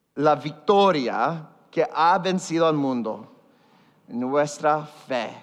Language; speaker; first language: Spanish; early bilingual, heritage; Spanish